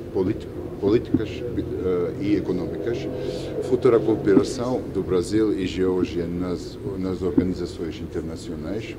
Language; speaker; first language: Portuguese; non-native, fluent; Georgian